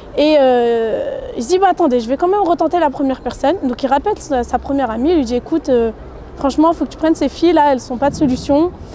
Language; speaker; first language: French; early bilingual, other home language; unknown